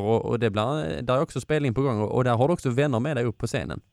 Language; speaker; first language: Swedish; native; Swedish